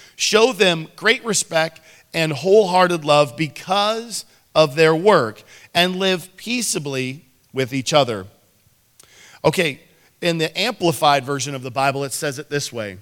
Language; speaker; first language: English; native; English